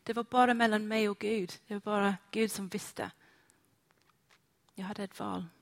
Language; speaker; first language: Swedish; non-native, fluent; English